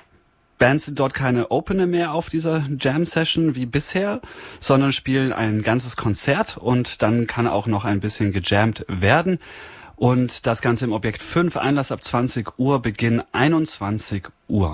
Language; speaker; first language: German; native; German